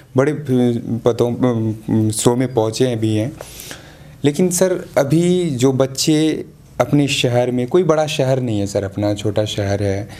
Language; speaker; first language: Hindi; native; Hindi